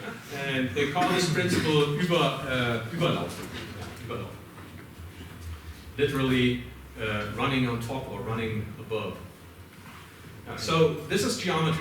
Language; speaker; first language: English; non-native, fluent; German